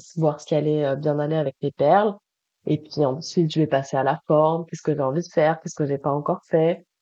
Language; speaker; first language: French; native; French